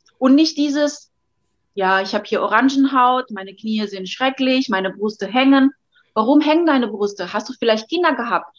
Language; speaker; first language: German; non-native, fluent; Catalan